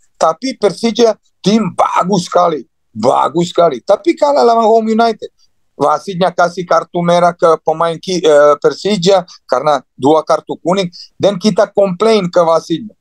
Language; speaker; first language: Indonesian; non-native, fluent; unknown